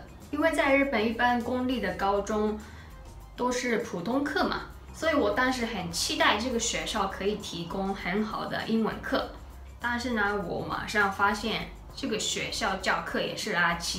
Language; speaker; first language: Chinese; non-native, fluent; Japanese